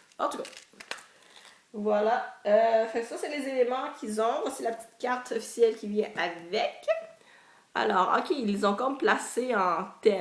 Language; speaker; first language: French; native; French